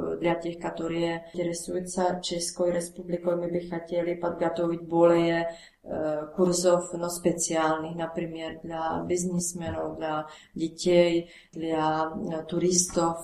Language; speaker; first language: Russian; non-native, learner; Czech